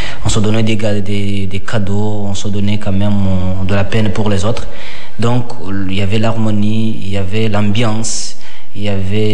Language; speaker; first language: French; non-native, local second language; Kinyarwanda